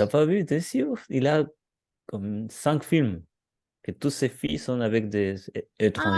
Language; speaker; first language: French; non-native, learner; Spanish